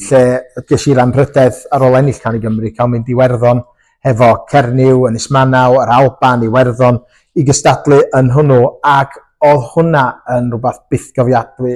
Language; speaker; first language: Welsh; non-native, local second language; English